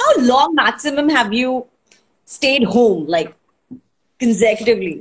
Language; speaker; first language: English; non-native, local second language; Hindi